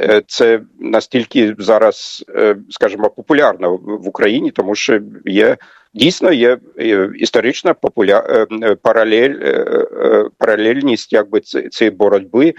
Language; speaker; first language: Ukrainian; non-native, fluent; German